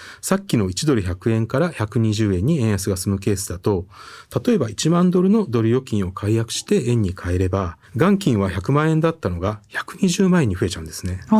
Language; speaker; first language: Japanese; native; Japanese